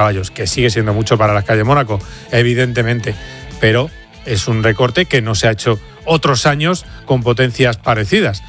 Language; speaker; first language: Spanish; native; Spanish